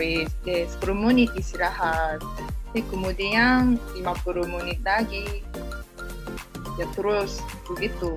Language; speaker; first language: Indonesian; non-native, learner; Japanese